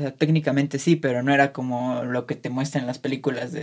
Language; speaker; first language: Spanish; native; Spanish